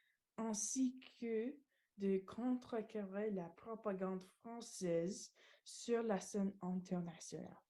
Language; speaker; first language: French; non-native, learner; English